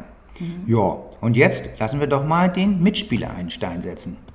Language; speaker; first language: German; native; German